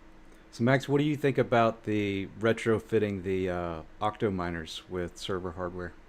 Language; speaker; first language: English; native; English